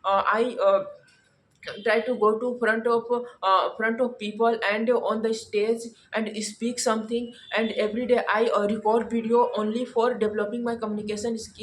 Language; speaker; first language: English; non-native, learner; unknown